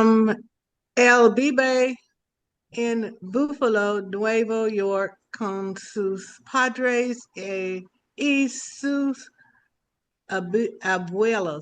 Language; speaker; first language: Spanish; non-native, learner; English